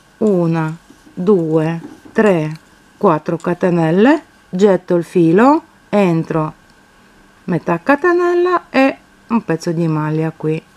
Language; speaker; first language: Italian; non-native, fluent; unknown